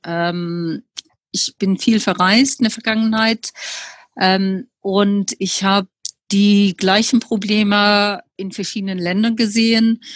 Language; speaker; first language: German; non-native, fluent; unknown